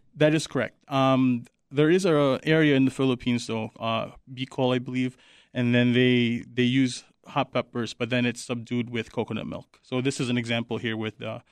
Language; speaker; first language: English; non-native, local second language; Filipino